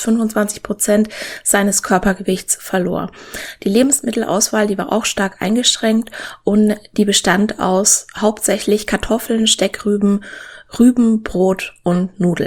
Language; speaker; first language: German; native; German